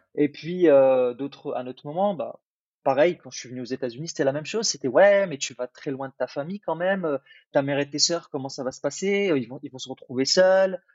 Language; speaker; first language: French; early bilingual, other home language; Arabic